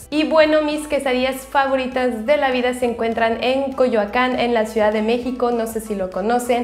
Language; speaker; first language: Spanish; non-native, fluent; French